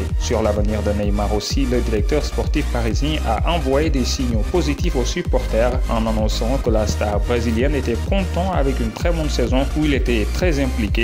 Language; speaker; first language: French; non-native, local second language; Wolof